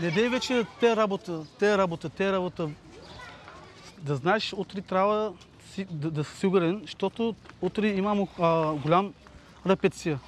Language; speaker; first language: Bulgarian; non-native, local second language; Turkish